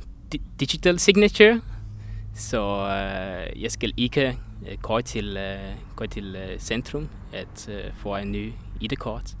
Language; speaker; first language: Danish; non-native, learner; Estonian